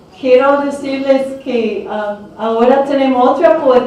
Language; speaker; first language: Spanish; early bilingual, heritage; Spanish